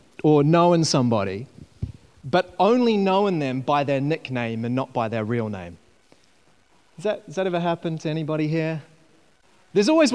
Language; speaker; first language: English; native; English